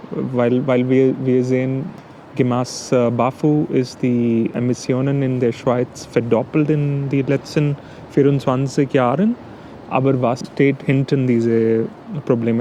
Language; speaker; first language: German; non-native, fluent; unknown